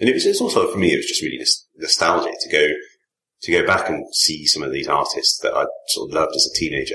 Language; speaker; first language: English; native; English